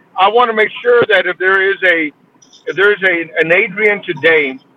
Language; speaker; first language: English; early bilingual, other home language; Spanish